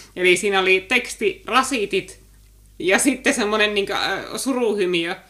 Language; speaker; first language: Finnish; native; Finnish